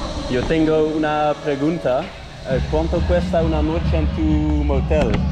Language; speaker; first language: Spanish; non-native, learner; Dutch